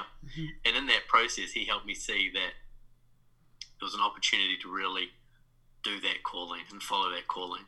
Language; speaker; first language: English; native; English